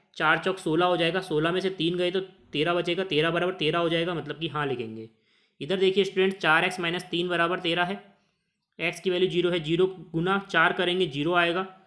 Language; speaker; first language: Hindi; native; Hindi